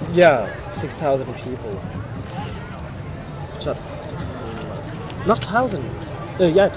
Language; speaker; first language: English; non-native, learner; French